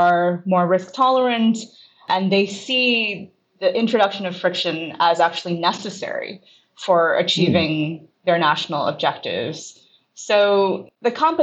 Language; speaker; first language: English; native; English